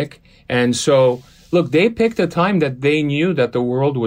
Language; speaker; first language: English; early bilingual, other home language; Armenian